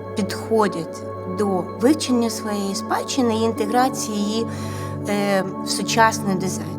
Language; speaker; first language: Ukrainian; non-native, local second language; Russian